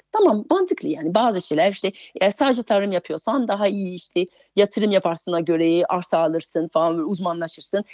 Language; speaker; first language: Turkish; non-native, fluent; French